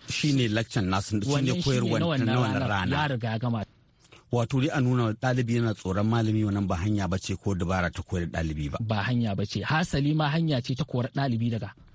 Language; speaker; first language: Hausa; native; Hausa